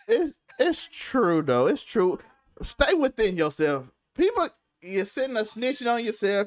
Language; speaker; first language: English; native; English